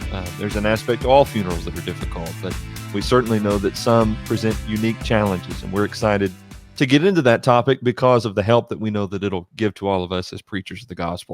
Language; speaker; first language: English; native; English